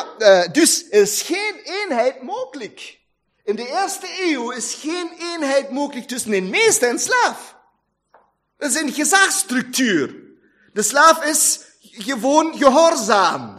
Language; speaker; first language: Dutch; non-native, fluent; German